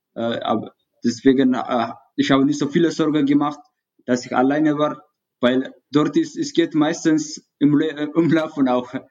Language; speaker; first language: German; non-native, learner; Tigrinya